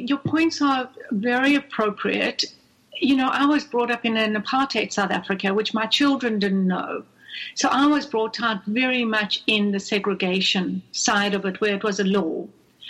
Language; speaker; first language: English; native; English